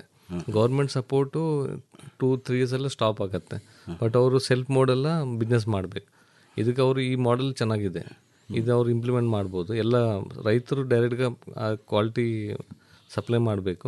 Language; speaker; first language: Kannada; non-native, learner; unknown